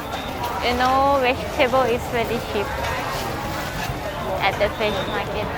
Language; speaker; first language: English; non-native, learner; Thai